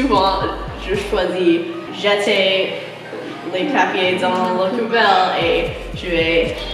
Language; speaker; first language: French; non-native, learner; English